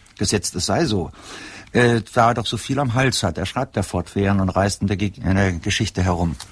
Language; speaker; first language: German; native; German